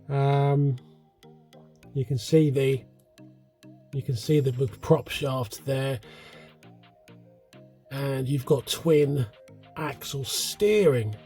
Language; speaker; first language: English; native; English